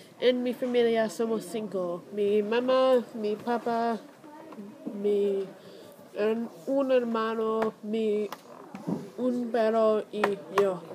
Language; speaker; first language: Spanish; non-native, learner; English